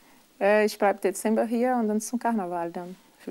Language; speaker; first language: German; non-native, fluent; Portuguese